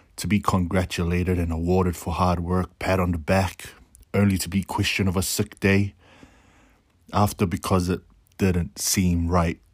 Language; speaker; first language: English; native; English